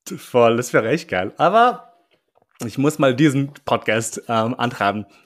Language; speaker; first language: German; early bilingual, other home language; Albanian